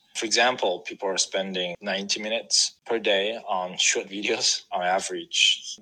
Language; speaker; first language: English; non-native, fluent; Chinese